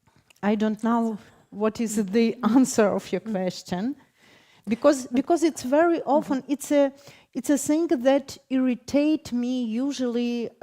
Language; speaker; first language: English; non-native, fluent; Ukrainian